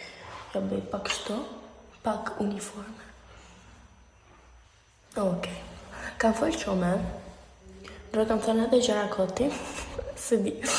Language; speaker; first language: Albanian; early bilingual, heritage; Albanian